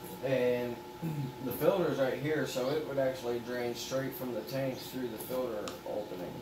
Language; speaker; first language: English; native; English